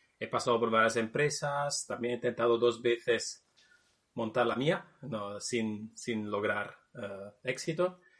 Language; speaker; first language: Spanish; non-native, fluent; Italian